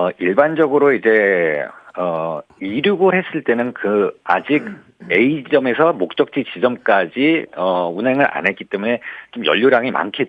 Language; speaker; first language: Korean; native; Korean